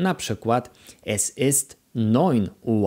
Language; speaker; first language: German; non-native, fluent; Polish